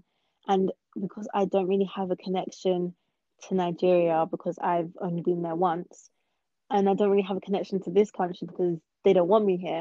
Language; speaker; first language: English; native; English